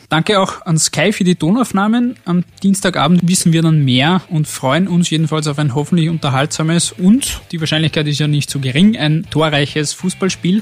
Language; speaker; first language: German; native; German